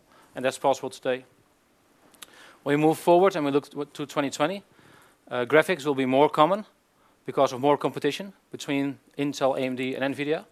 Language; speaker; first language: English; non-native, fluent; Dutch